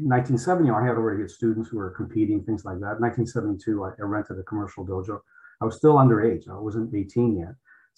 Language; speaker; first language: English; early bilingual, other home language; Polish